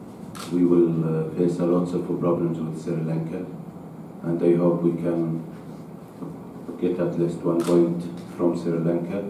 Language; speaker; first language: English; non-native, learner; Arabic